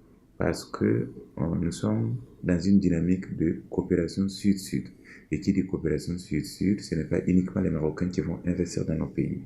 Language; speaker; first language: French; non-native, local second language; Mossi